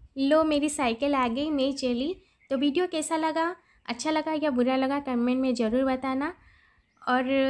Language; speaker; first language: Hindi; non-native, local second language; Odia